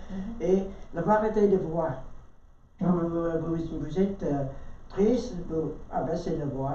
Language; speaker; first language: French; non-native, learner; Vietnamese